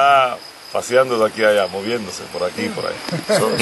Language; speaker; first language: Spanish; native; Spanish